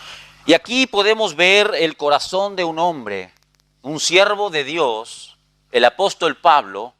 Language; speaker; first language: Spanish; native; Spanish